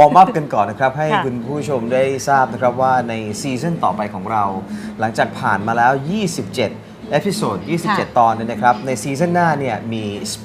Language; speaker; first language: Thai; native; Thai